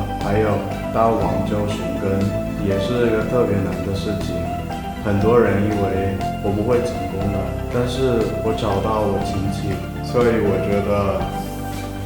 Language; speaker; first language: Chinese; non-native, learner; Spanish